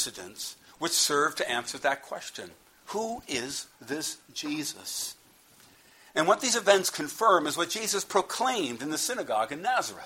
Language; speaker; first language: English; native; English